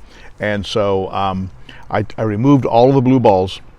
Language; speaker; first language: English; native; English